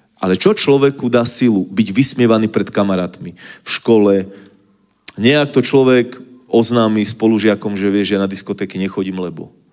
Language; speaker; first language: Slovak; native; Slovak